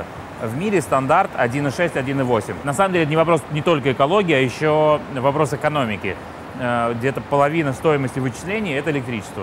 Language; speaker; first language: Russian; native; Russian